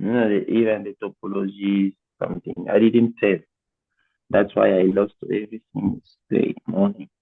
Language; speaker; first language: English; non-native, learner; Portuguese